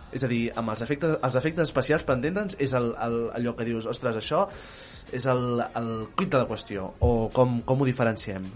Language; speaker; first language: Catalan; native; Catalan